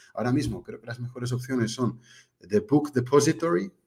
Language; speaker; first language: Spanish; native; Spanish